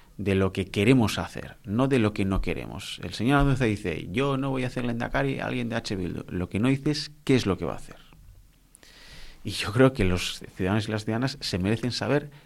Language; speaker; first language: Spanish; non-native, local second language; Basque